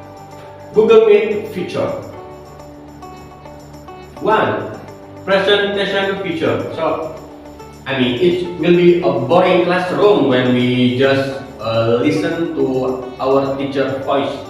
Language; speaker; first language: English; non-native, learner; Indonesian